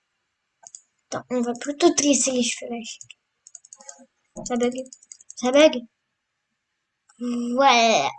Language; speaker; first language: French; native; French